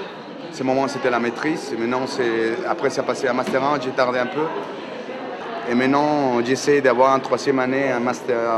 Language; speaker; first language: French; non-native, fluent; Spanish